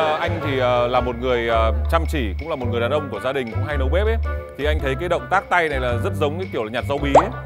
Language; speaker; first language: Vietnamese; native; Vietnamese